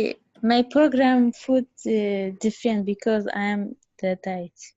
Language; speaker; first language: English; non-native, learner; Central Kurdish